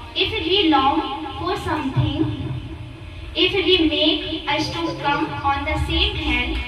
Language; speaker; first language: English; non-native, local second language; Hindi